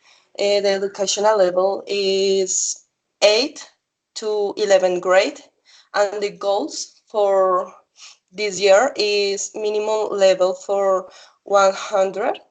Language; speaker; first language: English; non-native, learner; Spanish